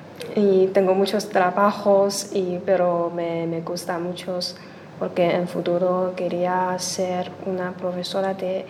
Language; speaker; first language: Spanish; non-native, learner; Chinese